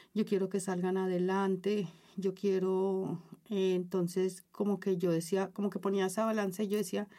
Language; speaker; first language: Spanish; native; Spanish